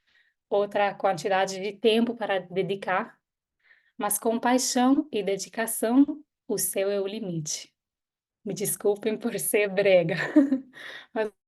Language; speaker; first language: Portuguese; non-native, fluent; Hebrew